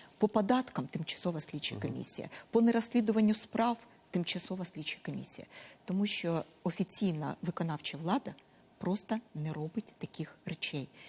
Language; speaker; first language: Ukrainian; non-native, local second language; Russian